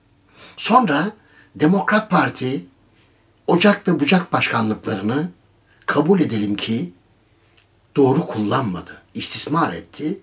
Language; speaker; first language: Turkish; native; Turkish